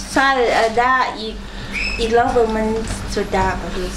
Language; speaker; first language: German; non-native, learner; Thai